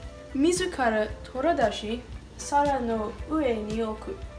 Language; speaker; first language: Japanese; non-native, learner; English